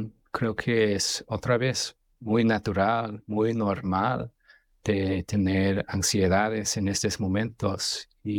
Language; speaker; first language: Spanish; non-native, fluent; English